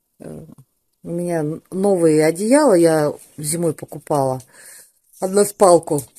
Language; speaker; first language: Russian; native; Russian